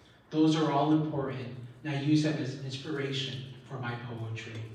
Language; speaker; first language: English; early bilingual, other home language; Spanish